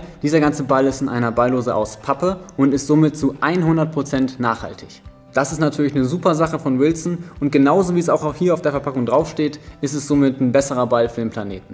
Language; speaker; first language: German; native; German